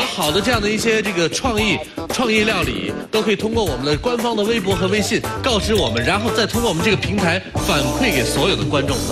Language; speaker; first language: Chinese; native; Chinese